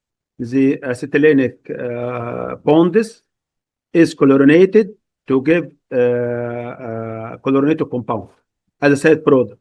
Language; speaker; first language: English; non-native, fluent; Arabic